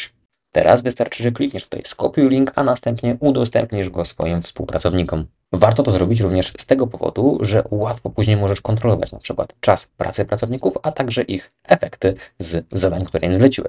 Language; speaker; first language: Polish; native; Polish